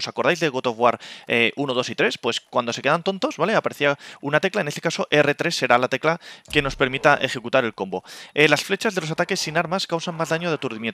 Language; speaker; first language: Spanish; native; Spanish